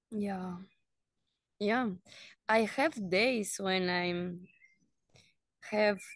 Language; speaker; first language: English; non-native, learner; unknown